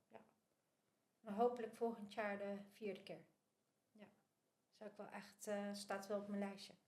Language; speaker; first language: Dutch; early bilingual, other home language; Spanish